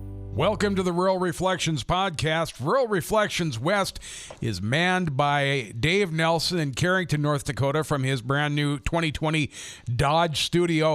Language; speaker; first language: English; native; English